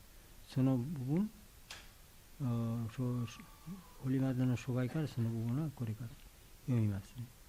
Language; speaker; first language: Japanese; non-native, learner; Bangla